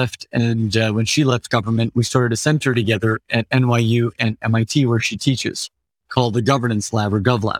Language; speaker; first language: English; native; English